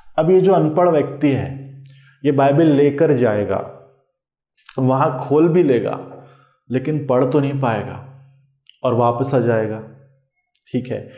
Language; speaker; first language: Hindi; native; Hindi